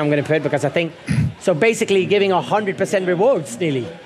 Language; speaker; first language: English; non-native, learner; Spanish